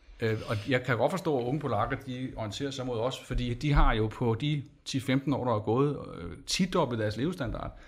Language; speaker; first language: Danish; native; Danish